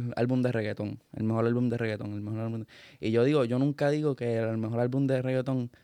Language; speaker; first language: Spanish; native; Spanish